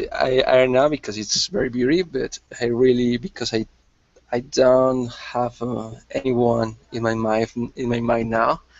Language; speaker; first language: English; non-native, learner; Spanish